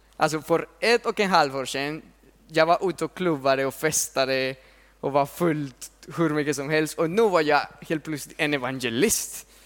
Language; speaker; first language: Swedish; non-native, fluent; Spanish